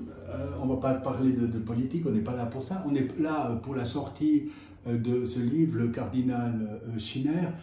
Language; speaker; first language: French; native; French